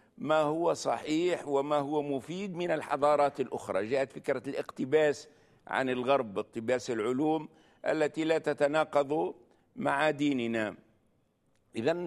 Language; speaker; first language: Arabic; native; Arabic